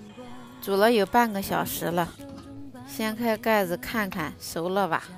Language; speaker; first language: Chinese; native; Chinese